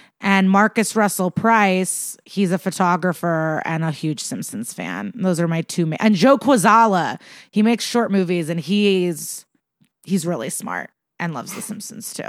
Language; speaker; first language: English; early bilingual, other home language; Russian